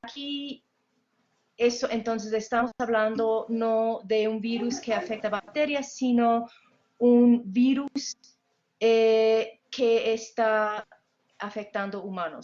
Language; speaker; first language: Spanish; non-native, fluent; English